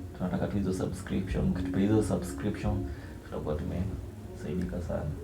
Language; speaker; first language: Swahili; native; Swahili